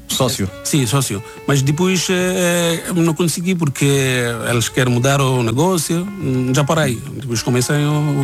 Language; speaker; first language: Portuguese; non-native, learner; Bangla